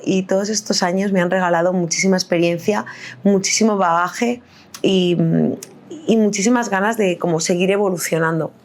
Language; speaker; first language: Spanish; native; Spanish